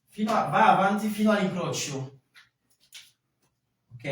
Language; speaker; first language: Italian; non-native, fluent; French